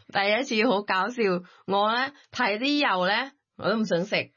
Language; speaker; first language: Cantonese; non-native, learner; Thai